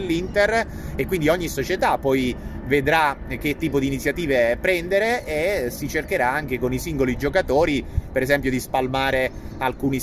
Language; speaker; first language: Italian; native; Italian